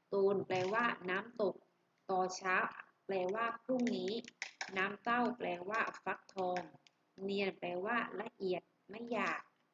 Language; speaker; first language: Thai; native; Thai